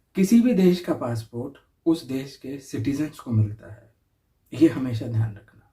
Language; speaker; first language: Hindi; native; Hindi